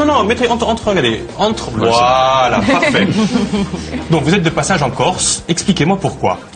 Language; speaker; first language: French; native; French